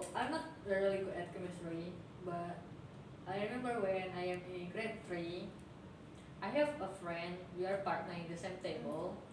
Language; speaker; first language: English; non-native, learner; Indonesian